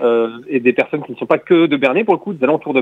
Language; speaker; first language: French; native; French